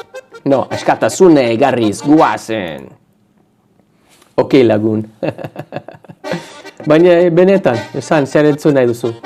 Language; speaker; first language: Basque; non-native, learner; English